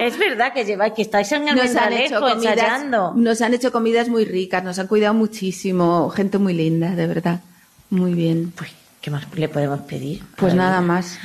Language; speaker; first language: Spanish; native; Spanish